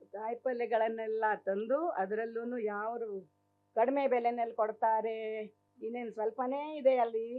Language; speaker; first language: Kannada; native; Kannada